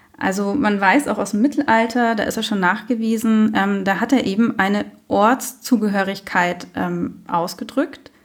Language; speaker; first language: German; native; German